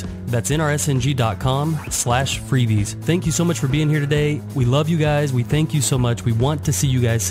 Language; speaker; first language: English; native; English